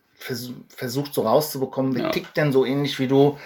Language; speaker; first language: German; native; German